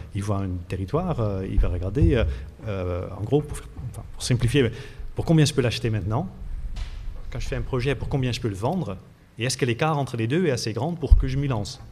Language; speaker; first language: French; non-native, fluent; Dutch